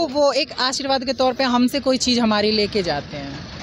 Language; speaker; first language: Hindi; native; Hindi